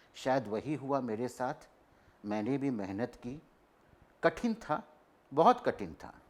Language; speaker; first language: Hindi; non-native, local second language; Telugu